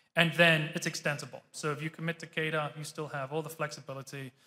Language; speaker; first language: English; native; English